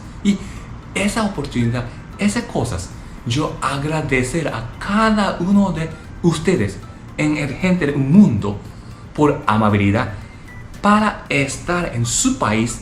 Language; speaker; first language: Spanish; non-native, learner; Japanese